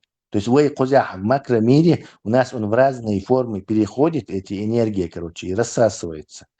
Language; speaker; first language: Russian; non-native, local second language; Chechen